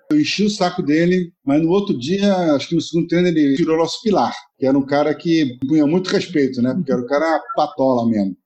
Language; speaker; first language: Portuguese; native; Portuguese